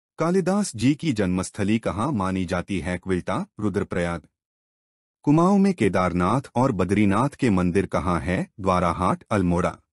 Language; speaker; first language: Hindi; native; Hindi